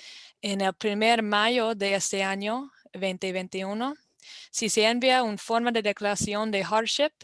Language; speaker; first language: Spanish; non-native, fluent; English